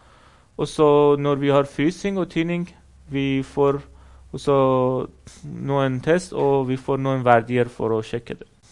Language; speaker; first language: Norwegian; non-native, fluent; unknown